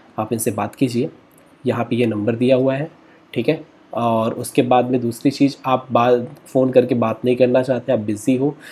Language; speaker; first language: Hindi; native; Hindi